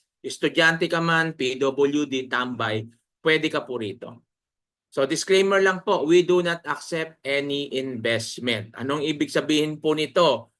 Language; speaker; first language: Filipino; native; Filipino